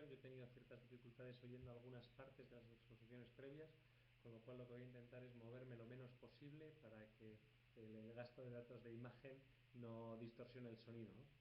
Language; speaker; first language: Spanish; native; Spanish